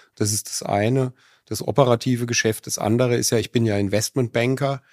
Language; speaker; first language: German; native; German